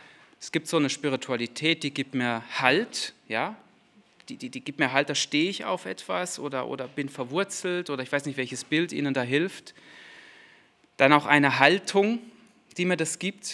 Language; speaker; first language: German; native; German